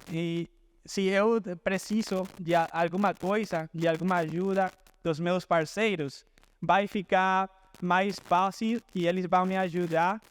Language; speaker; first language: Portuguese; non-native, fluent; Spanish